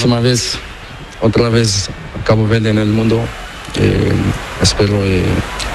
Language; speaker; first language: Spanish; non-native, learner; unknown